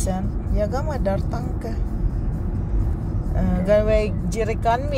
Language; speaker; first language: Dutch; non-native, learner; Filipino